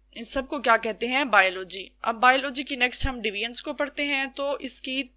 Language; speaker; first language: Urdu; native; Urdu